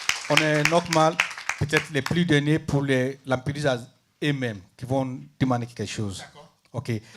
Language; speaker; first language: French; non-native, learner; Arabic